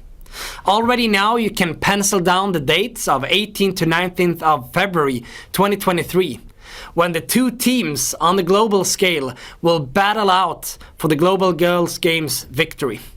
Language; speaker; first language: English; non-native, fluent; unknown